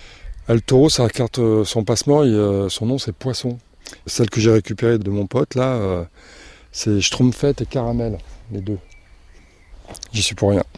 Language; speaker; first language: French; native; French